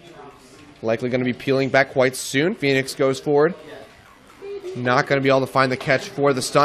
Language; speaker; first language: English; native; English